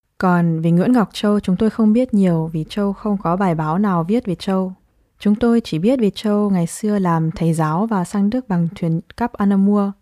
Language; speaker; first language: Vietnamese; early bilingual, heritage; Vietnamese